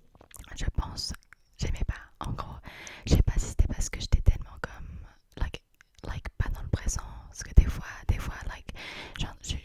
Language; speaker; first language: French; early bilingual, heritage; English